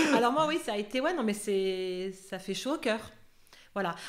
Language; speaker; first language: French; native; French